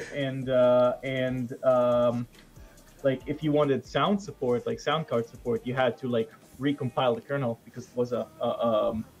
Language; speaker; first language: English; non-native, fluent; Hebrew